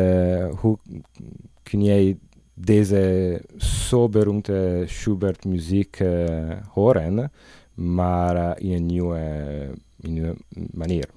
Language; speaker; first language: Dutch; non-native, learner; Italian